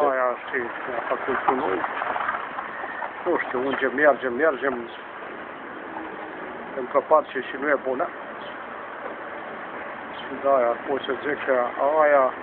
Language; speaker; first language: Romanian; early bilingual, heritage; Romanian